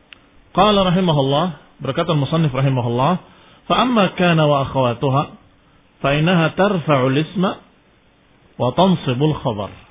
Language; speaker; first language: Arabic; non-native, fluent; Indonesian